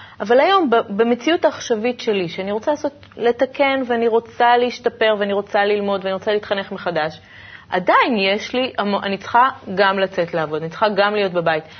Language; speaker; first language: Hebrew; native; Hebrew